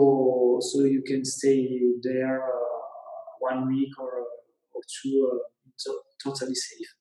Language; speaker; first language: English; non-native, learner; Italian